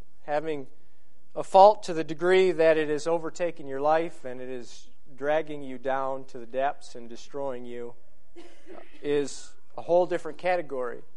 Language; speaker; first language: English; native; English